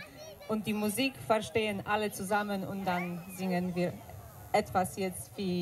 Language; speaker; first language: German; non-native, fluent; Polish